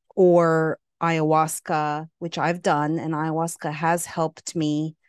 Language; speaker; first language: English; native; English